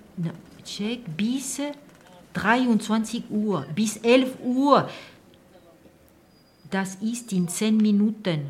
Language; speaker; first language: German; non-native, learner; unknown